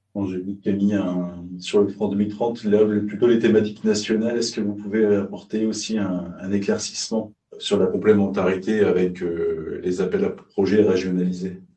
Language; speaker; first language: French; native; French